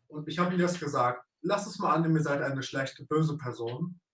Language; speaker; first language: German; native; German